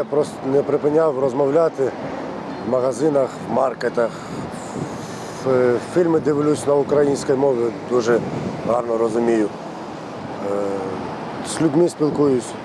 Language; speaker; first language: Ukrainian; early bilingual, other home language; Turkish